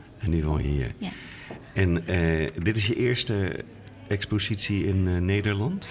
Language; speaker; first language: Dutch; native; Dutch